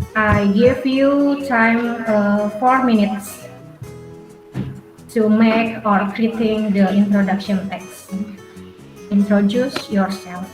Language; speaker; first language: English; non-native, learner; Indonesian